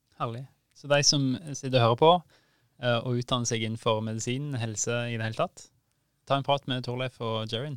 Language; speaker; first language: Norwegian; native; Norwegian